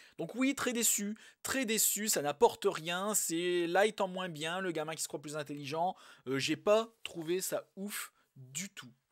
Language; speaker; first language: French; native; French